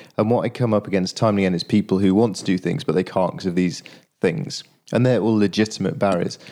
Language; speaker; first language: English; native; English